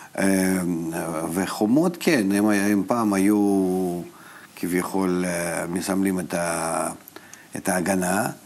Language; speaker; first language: Hebrew; non-native, fluent; Russian